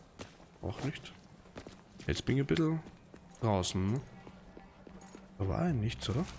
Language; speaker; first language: German; native; German